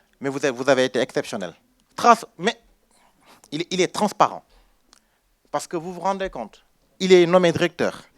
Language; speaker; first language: French; non-native, local second language; Wolof